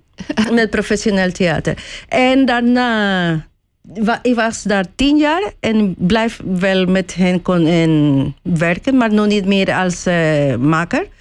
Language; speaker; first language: Dutch; non-native, learner; Spanish